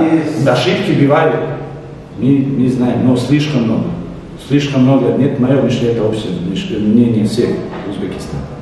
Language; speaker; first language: Russian; non-native, fluent; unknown